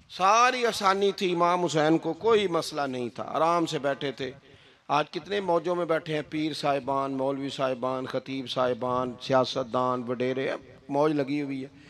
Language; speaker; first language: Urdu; non-native, local second language; Punjabi